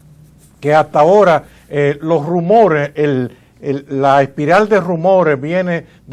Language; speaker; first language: Spanish; native; Spanish